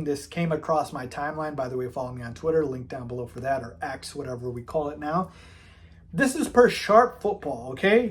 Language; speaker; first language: English; native; English